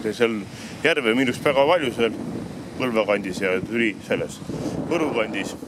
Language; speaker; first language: Estonian; native; Estonian